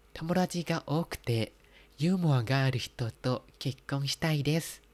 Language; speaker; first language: Japanese; non-native, fluent; Thai